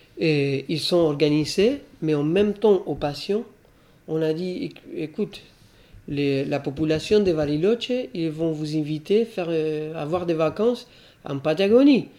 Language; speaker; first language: French; non-native, fluent; Spanish